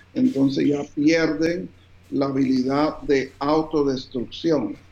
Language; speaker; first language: Spanish; early bilingual, heritage; Spanish